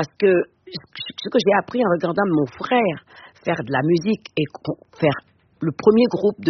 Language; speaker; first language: French; non-native, local second language; Fon